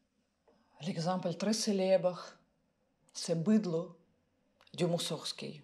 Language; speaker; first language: French; non-native, fluent; Russian